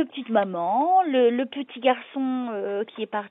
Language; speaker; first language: French; native; French